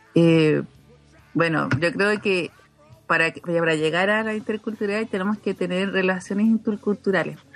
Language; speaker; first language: Spanish; non-native, local second language; Aymara